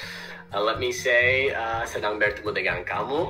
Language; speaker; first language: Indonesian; non-native, learner; English